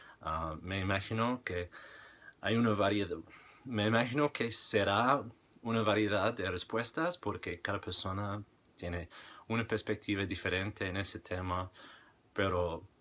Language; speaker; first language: Spanish; non-native, fluent; English